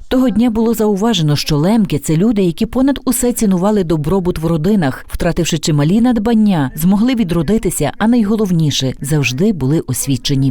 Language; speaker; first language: Ukrainian; native; Ukrainian